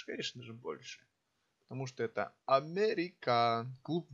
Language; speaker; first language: Russian; native; Russian